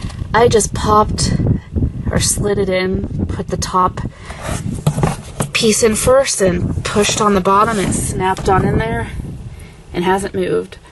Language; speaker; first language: English; native; English